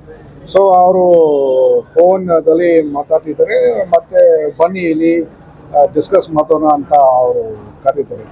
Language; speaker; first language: Kannada; non-native, local second language; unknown